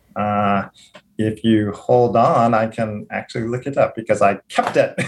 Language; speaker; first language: English; native; English